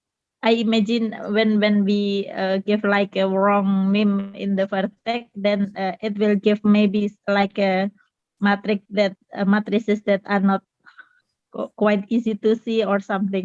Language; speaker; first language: English; non-native, fluent; Indonesian